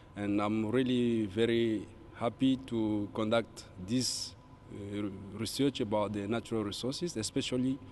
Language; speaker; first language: English; non-native, fluent; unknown